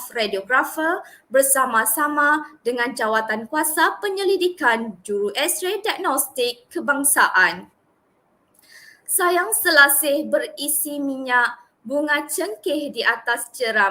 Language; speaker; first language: Malay; native; Malay